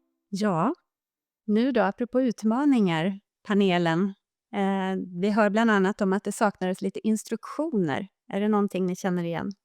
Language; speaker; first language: Swedish; native; Swedish